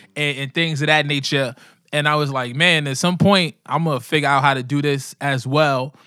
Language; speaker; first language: English; native; English